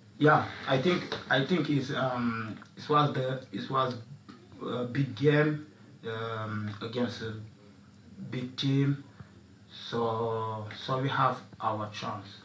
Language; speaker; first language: English; non-native, learner; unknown